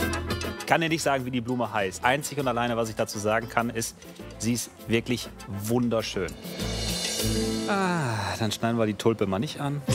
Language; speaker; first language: German; native; German